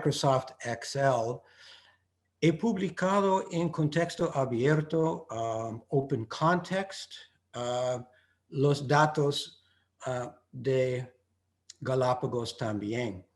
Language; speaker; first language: Spanish; non-native, fluent; English